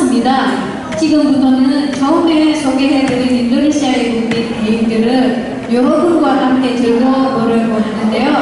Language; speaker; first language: Korean; non-native, fluent; Indonesian